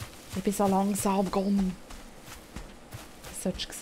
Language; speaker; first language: German; native; German